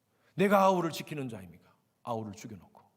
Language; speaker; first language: Korean; native; Korean